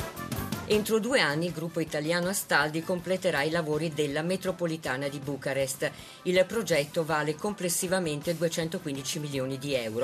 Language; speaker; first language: Italian; native; Italian